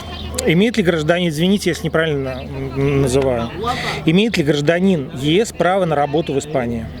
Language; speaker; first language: Russian; native; Russian